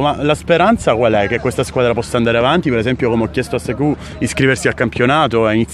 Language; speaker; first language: Italian; native; Italian